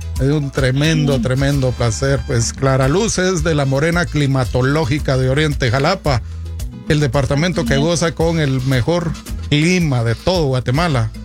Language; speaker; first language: Spanish; native; Spanish